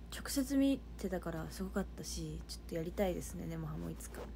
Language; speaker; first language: Japanese; native; Japanese